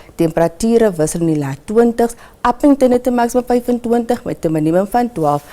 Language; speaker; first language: Afrikaans; non-native, local second language; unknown